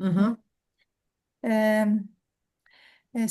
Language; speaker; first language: French; non-native, learner; Ukrainian